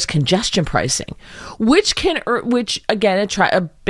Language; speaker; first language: English; native; English